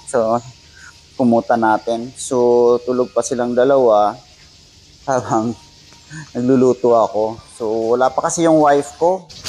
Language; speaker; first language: Filipino; non-native, local second language; Cebuano